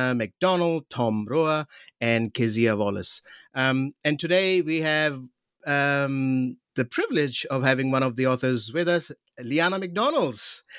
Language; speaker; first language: English; non-native, local second language; Urdu